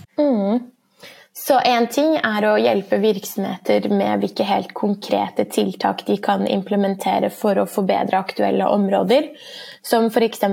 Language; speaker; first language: Norwegian; early bilingual, other home language; Persian